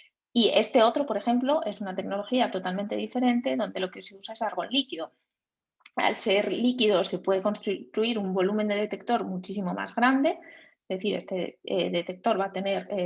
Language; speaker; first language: Spanish; native; Spanish